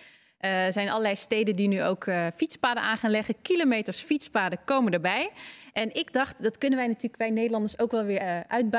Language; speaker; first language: Dutch; native; Dutch